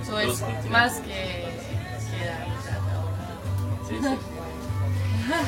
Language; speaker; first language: Spanish; non-native, learner; French